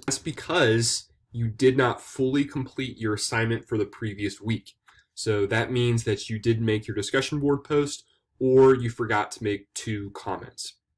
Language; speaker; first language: English; native; English